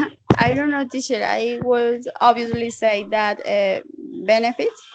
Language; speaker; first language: English; non-native, learner; Spanish